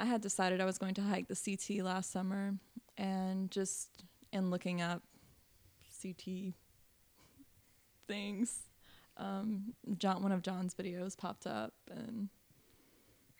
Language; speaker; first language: English; native; English